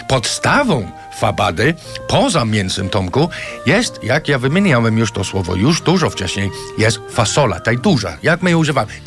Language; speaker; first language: Polish; non-native, fluent; English